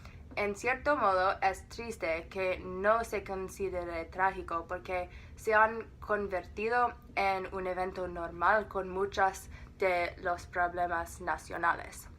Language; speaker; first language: Spanish; non-native, learner; English